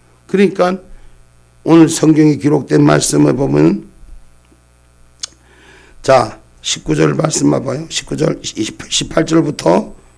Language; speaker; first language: Korean; native; Korean